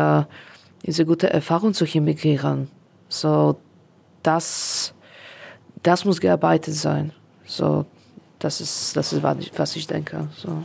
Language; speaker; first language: German; non-native, learner; Polish